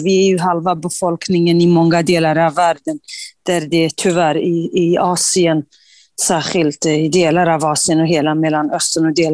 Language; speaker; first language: Swedish; non-native, fluent; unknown